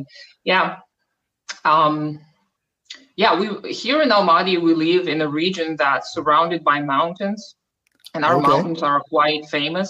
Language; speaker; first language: English; non-native, fluent; Russian